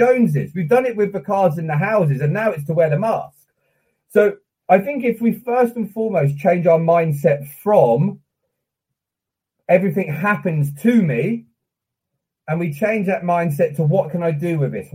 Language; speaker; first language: English; native; English